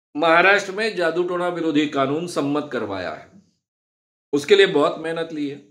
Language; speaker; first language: Hindi; non-native, local second language; Marathi